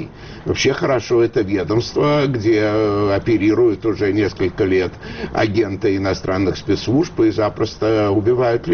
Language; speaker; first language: Russian; native; Russian